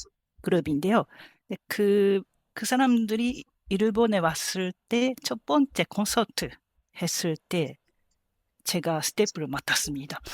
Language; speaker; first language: Korean; non-native, fluent; Japanese